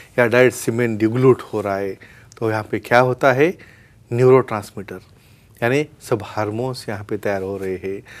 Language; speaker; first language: Hindi; non-native, local second language; Marathi